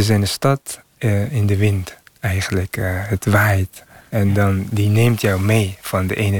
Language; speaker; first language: Dutch; non-native, fluent; Persian